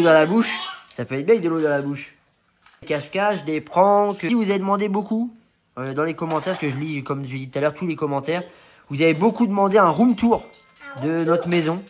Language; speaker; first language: French; native; French